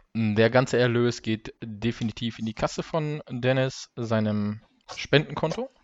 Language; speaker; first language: German; early bilingual, other home language; Russian